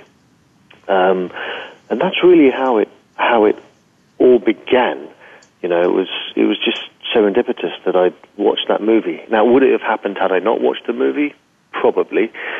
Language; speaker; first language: English; native; English